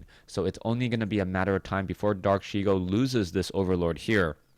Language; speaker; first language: English; native; English